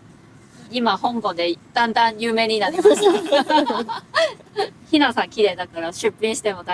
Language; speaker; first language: Japanese; non-native, fluent; Cantonese